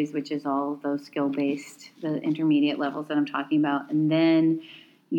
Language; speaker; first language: English; native; English